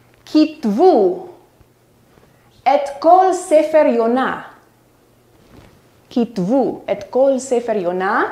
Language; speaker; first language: Hebrew; non-native, fluent; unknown